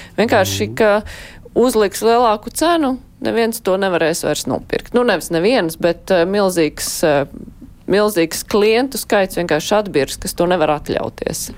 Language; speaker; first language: Latvian; native; Latvian